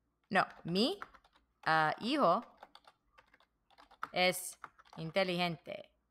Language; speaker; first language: Spanish; non-native, learner; English